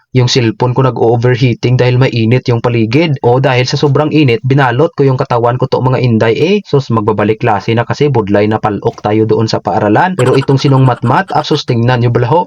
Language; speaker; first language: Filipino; non-native, local second language; Hiligaynon